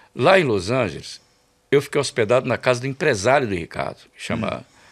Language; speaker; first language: Portuguese; native; Portuguese